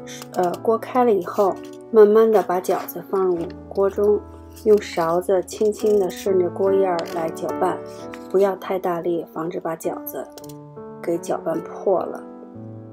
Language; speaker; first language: Chinese; native; Chinese